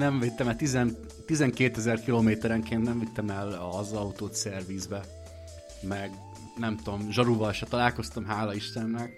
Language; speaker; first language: Hungarian; native; Hungarian